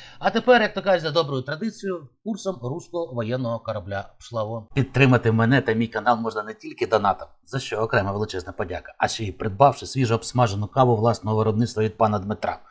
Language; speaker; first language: Ukrainian; native; Ukrainian